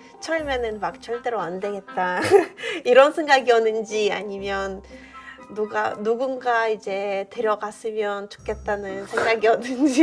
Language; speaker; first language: Korean; non-native, fluent; Ukrainian